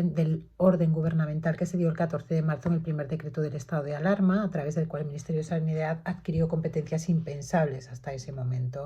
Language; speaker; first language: Spanish; native; Spanish